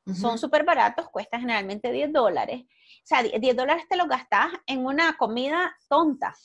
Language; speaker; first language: Spanish; native; Spanish